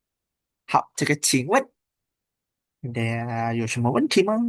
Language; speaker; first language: Chinese; non-native, fluent; Indonesian